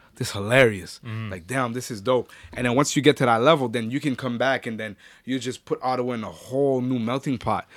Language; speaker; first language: English; native; English